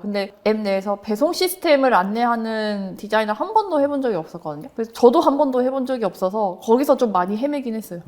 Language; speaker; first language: Korean; native; Korean